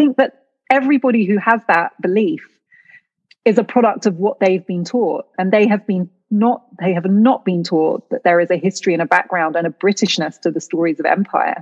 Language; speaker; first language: English; native; English